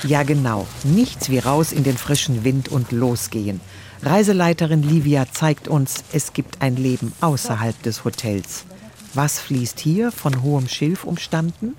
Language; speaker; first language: German; native; German